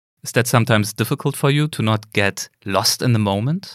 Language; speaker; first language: English; non-native, fluent; German